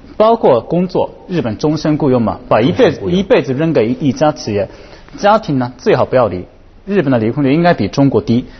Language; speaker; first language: Chinese; non-native, fluent; Japanese